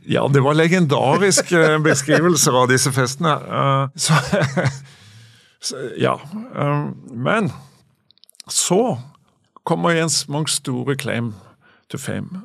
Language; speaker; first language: Norwegian; native; Norwegian